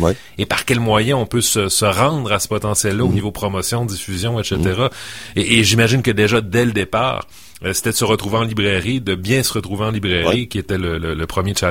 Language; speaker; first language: French; native; French